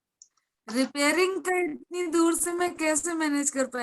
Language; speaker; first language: Hindi; native; Hindi